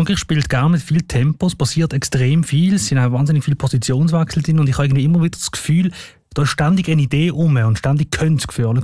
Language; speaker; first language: German; native; German